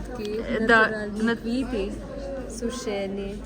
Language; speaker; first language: Ukrainian; non-native, learner; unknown